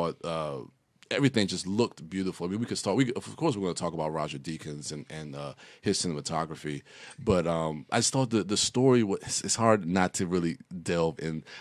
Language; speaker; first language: English; native; English